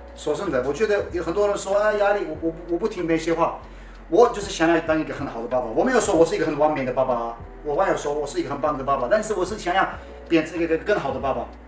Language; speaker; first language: Chinese; non-native, fluent; Turkish